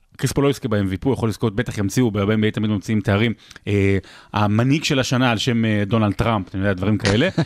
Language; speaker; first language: Hebrew; native; Hebrew